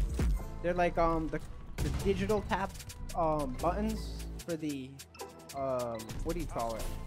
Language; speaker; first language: English; native; English